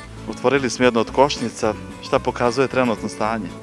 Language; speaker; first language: Bosnian; native; Bosnian